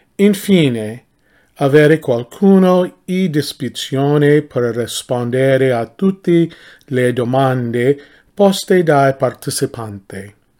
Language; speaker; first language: Italian; non-native, learner; English